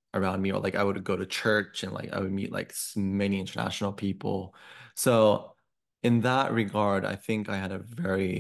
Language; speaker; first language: English; non-native, fluent; Japanese